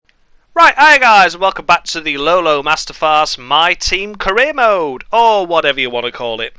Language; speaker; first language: English; native; English